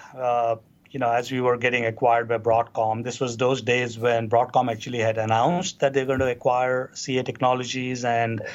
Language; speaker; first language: English; non-native, local second language; Hindi